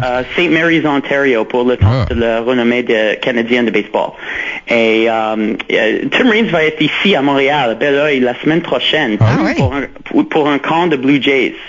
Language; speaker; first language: French; non-native, local second language; English